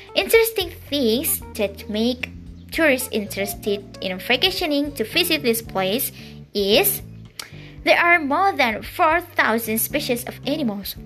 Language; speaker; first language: English; non-native, learner; Indonesian